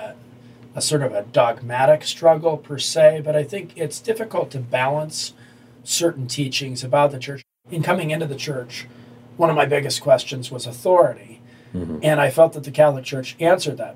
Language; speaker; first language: English; native; English